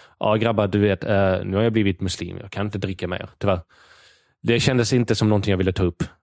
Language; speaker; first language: Swedish; native; Swedish